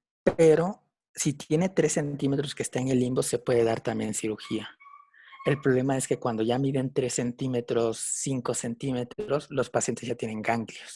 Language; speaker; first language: Spanish; native; Spanish